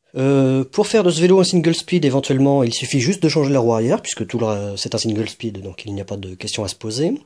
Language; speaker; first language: French; native; French